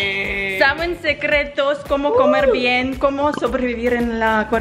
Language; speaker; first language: Spanish; non-native, fluent; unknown